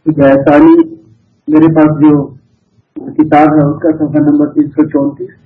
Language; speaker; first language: Urdu; native; Urdu